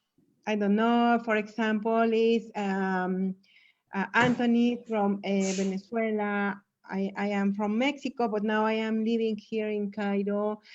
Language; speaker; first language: English; non-native, learner; Spanish